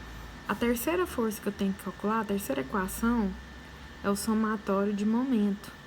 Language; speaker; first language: Portuguese; native; Portuguese